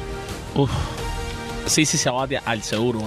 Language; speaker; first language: Spanish; native; Spanish